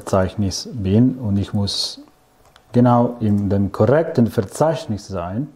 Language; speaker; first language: German; non-native, fluent; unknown